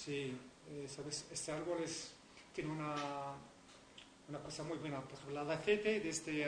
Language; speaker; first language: Spanish; non-native, learner; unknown